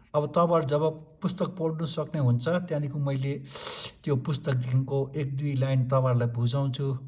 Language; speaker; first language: Nepali; non-native, local second language; Tibetan